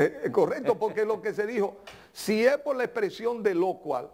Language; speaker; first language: Spanish; native; Spanish